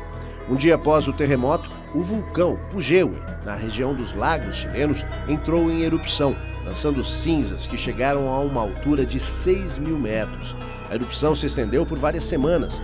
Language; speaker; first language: Portuguese; native; Portuguese